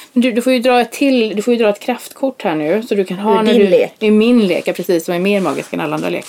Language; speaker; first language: Swedish; native; Swedish